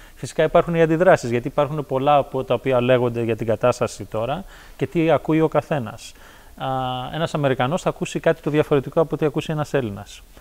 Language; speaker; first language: Greek; early bilingual, heritage; Greek